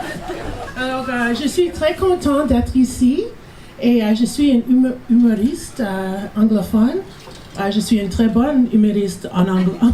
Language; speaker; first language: French; non-native, learner; English